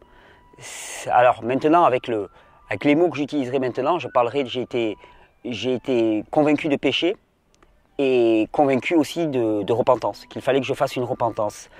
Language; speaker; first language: French; native; French